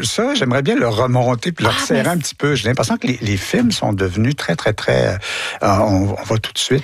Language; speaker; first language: French; native; French